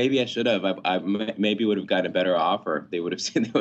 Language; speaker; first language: English; native; English